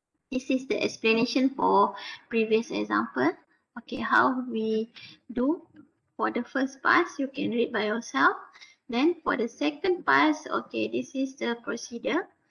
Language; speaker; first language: English; non-native, local second language; Malay